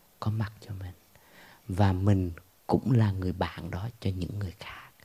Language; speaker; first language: Vietnamese; early bilingual, heritage; Vietnamese